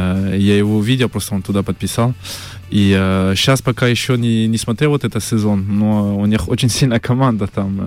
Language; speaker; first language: Russian; early bilingual, heritage; French